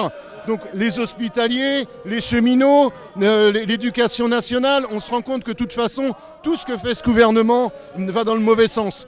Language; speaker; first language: French; native; French